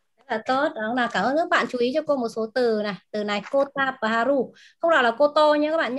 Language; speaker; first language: Vietnamese; native; Vietnamese